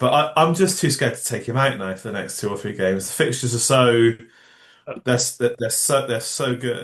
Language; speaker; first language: English; native; English